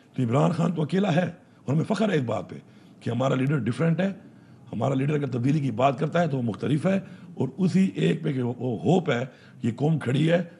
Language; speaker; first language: Urdu; non-native, local second language; Pashto